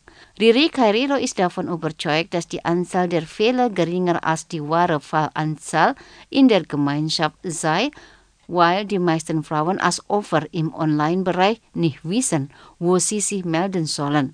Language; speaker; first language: German; non-native, fluent; Indonesian